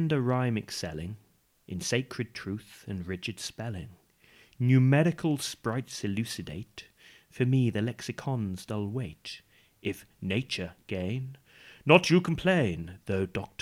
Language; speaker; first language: English; native; English